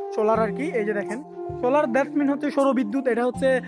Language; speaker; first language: Bangla; native; Bangla